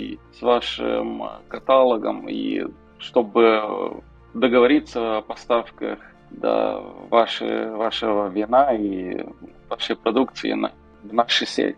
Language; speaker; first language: Russian; non-native, local second language; Romanian